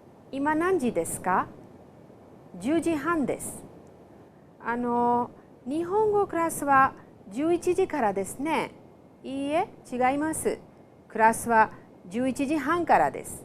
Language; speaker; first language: Japanese; non-native, fluent; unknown